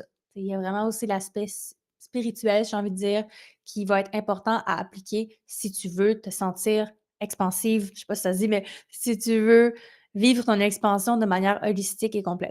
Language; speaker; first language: French; native; French